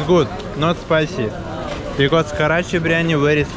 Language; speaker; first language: English; non-native, learner; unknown